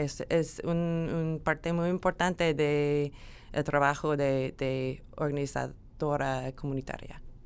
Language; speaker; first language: Spanish; non-native, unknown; English